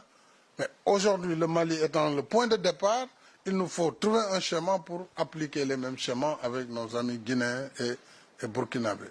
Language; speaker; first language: French; non-native, local second language; Wolof